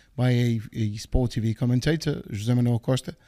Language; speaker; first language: English; non-native, fluent; Portuguese